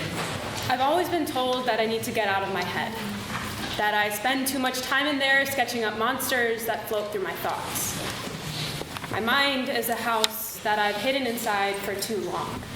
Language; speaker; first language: English; native; English